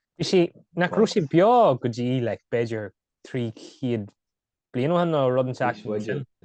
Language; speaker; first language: Irish; native; Irish